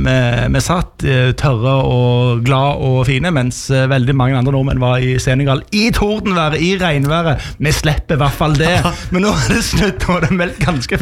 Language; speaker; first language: Norwegian; native; Norwegian